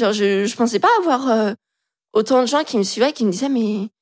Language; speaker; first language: French; native; French